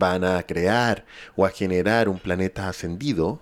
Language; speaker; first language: Spanish; native; Spanish